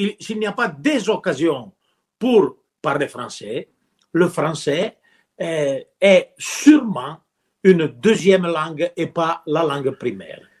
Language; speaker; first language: French; non-native, local second language; Italian